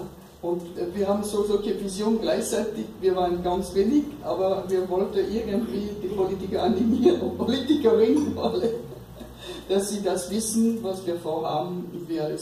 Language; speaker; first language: German; non-native, fluent; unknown